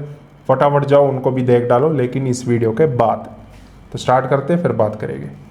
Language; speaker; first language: Hindi; native; Hindi